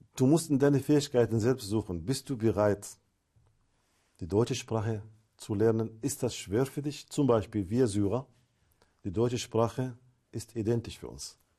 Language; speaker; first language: German; non-native, learner; Arabic